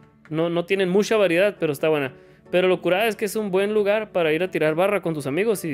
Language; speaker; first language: Spanish; early bilingual, heritage; Spanish